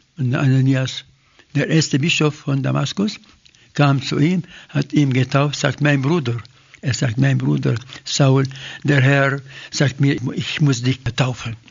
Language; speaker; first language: German; non-native, fluent; Arabic